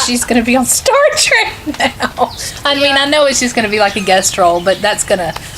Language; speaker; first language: English; native; English